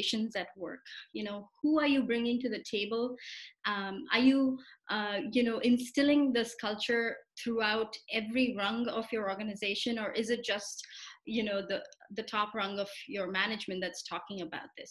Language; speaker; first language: English; non-native, local second language; Telugu